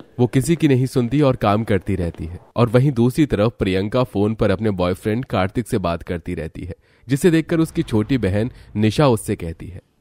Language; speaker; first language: Hindi; native; Hindi